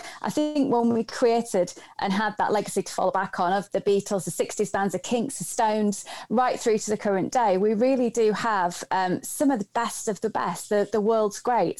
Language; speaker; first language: English; native; English